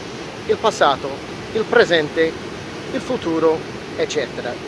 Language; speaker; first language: Italian; non-native, fluent; English